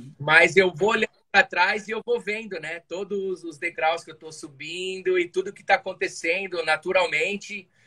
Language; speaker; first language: Portuguese; native; Portuguese